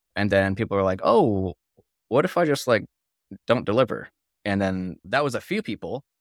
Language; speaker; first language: English; native; English